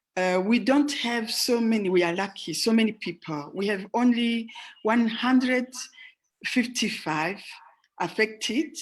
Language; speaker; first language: English; non-native, fluent; Rundi